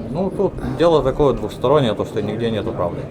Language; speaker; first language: Russian; native; Russian